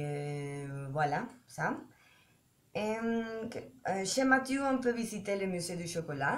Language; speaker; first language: French; non-native, learner; Spanish